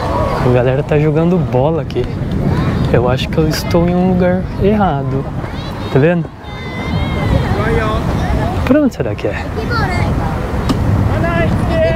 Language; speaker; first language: Portuguese; native; Portuguese